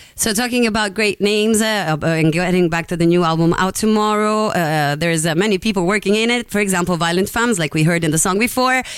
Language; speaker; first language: English; non-native, fluent; Italian